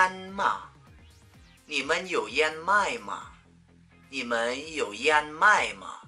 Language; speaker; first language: Chinese; non-native, fluent; Vietnamese